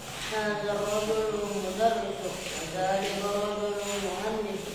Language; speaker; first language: Arabic; non-native, learner; Indonesian